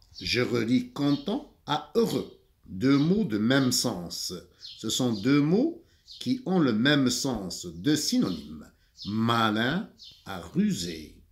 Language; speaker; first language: French; non-native, local second language; Arabic